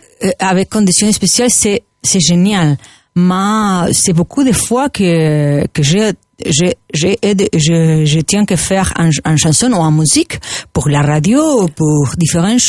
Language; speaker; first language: French; non-native, learner; Spanish